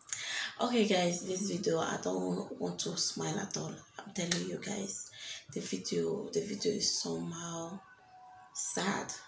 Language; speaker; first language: English; non-native, local second language; French